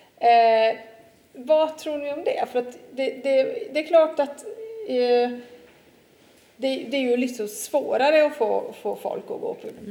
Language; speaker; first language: Swedish; non-native, fluent; Italian